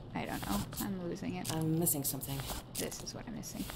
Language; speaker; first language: English; native; English